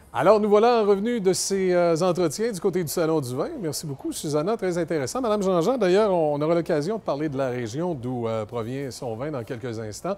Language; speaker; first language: French; native; French